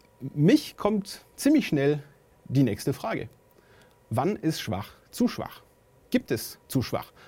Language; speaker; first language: German; non-native, fluent; French